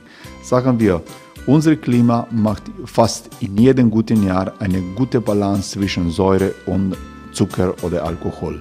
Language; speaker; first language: German; non-native, fluent; Croatian